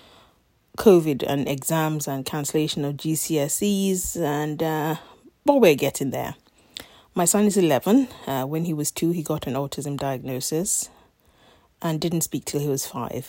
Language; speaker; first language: English; non-native, local second language; Yoruba